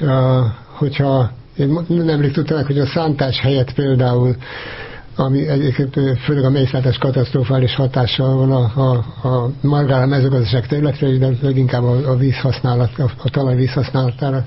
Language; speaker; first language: Hungarian; native; Hungarian